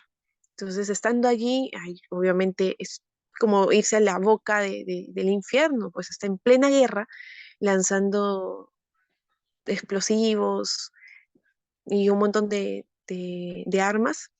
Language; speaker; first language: Spanish; native; Spanish